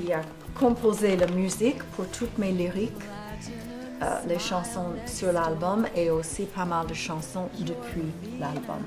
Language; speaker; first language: French; non-native, fluent; English